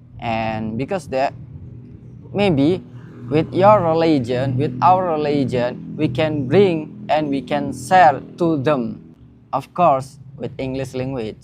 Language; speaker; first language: English; non-native, learner; Indonesian